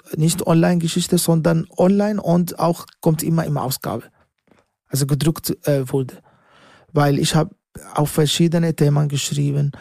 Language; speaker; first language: German; non-native, fluent; Arabic